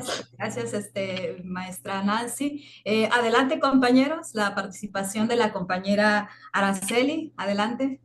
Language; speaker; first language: Spanish; native; Spanish